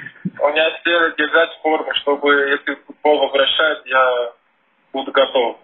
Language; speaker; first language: Russian; non-native, fluent; Portuguese